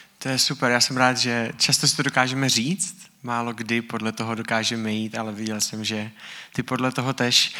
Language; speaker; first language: Czech; native; Czech